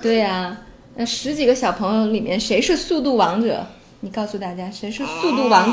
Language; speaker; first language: Chinese; native; Chinese